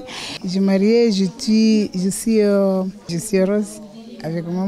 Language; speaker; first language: French; non-native, learner; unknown